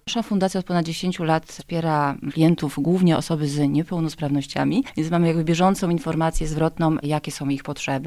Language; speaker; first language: Polish; native; Polish